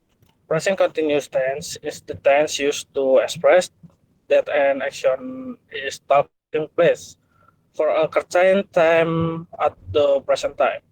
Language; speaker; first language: English; non-native, learner; Indonesian